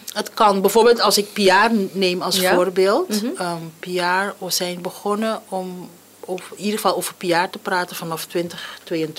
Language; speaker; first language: Dutch; non-native, local second language; Papiamento